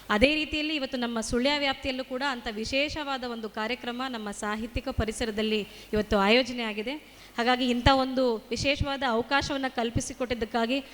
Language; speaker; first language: Kannada; native; Kannada